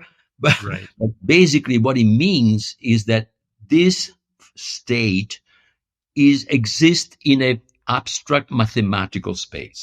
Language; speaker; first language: English; non-native, fluent; Italian